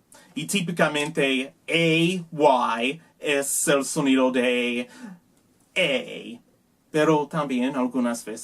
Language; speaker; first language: Spanish; non-native, learner; English